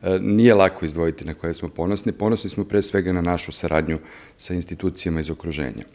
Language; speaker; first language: Serbian; native; Serbian